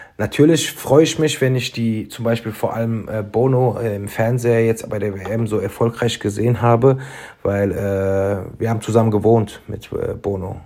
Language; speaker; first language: German; early bilingual, other home language; Turkish